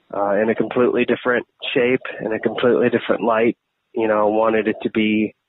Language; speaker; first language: English; native; English